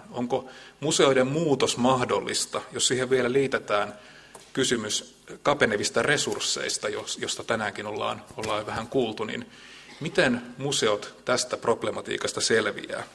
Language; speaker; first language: Finnish; native; Finnish